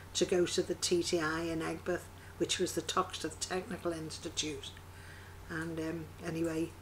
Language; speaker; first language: English; native; English